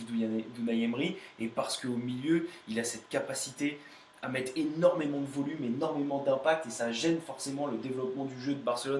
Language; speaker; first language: French; native; French